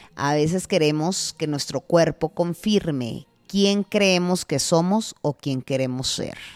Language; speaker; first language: Spanish; native; Spanish